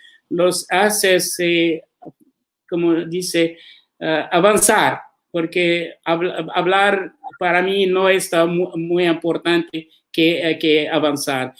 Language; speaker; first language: Spanish; non-native, learner; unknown